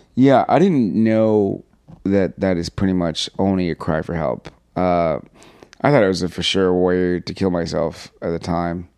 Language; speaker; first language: English; native; English